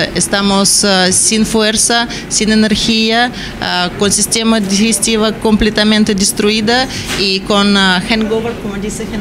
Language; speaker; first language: Spanish; non-native, learner; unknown